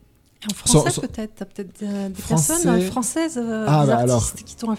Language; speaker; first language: French; native; French